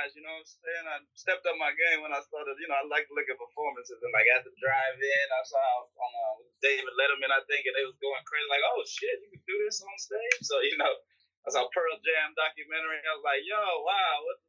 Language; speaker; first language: English; native; English